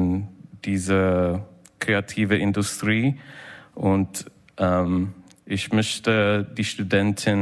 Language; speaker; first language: German; non-native, learner; English